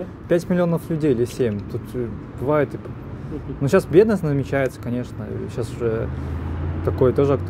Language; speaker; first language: Russian; native; Russian